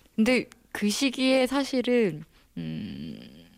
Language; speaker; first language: Korean; native; Korean